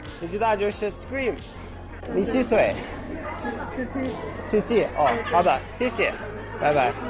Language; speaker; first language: Chinese; non-native, learner; Turkish